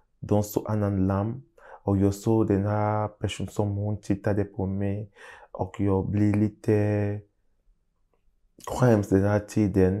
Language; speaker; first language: Swedish; non-native, learner; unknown